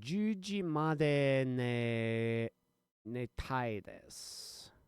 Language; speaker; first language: Japanese; non-native, learner; English